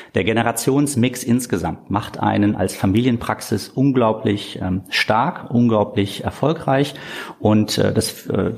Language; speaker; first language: German; native; German